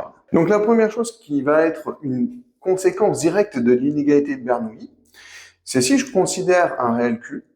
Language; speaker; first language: French; native; French